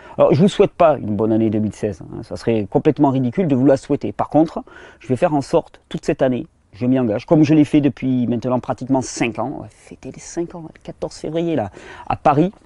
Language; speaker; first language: French; native; French